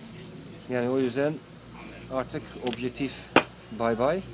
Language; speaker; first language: Turkish; non-native, fluent; Dutch